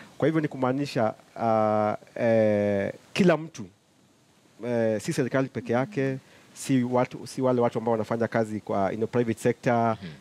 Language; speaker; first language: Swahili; non-native, local second language; Kikuyu